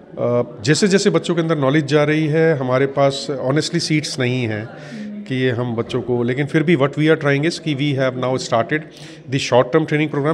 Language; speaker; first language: Hindi; native; Hindi